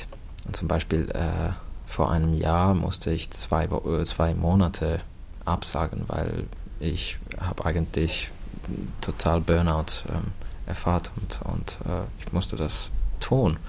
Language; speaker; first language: German; non-native, fluent; Finnish